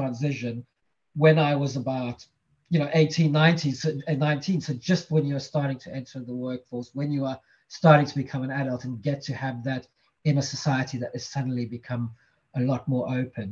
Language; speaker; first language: English; native; English